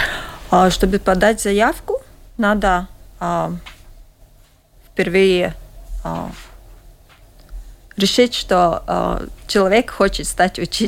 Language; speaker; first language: Russian; non-native, local second language; Latvian